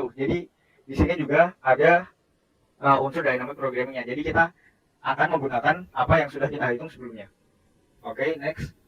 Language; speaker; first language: Indonesian; native; Indonesian